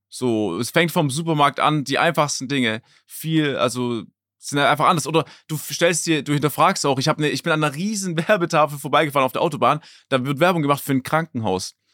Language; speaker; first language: German; native; German